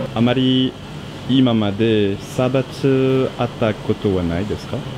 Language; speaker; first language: Japanese; non-native, learner; French